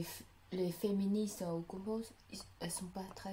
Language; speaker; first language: French; non-native, learner; Khmer